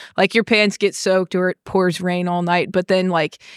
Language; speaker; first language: English; native; English